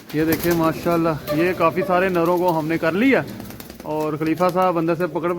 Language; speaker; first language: Urdu; non-native, local second language; Punjabi